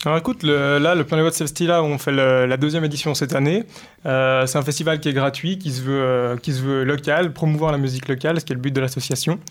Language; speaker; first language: French; native; French